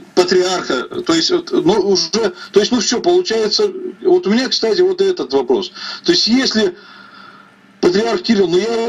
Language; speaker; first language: Russian; native; Russian